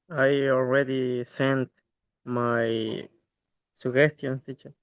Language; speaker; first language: English; non-native, learner; Spanish